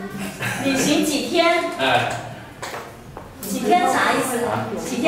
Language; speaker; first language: Chinese; non-native, fluent; Vietnamese